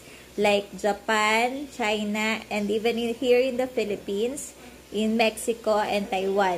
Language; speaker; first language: English; non-native, local second language; Filipino